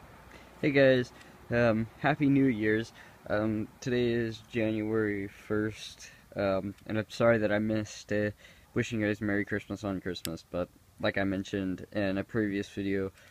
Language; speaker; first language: English; native; English